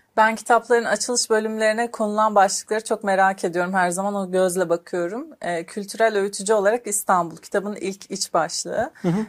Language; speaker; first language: Turkish; native; Turkish